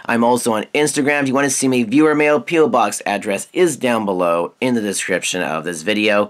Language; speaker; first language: English; native; English